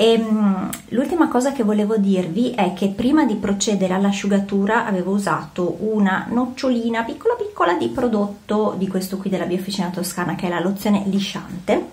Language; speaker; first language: Italian; native; Italian